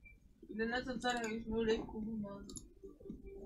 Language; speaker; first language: German; native; German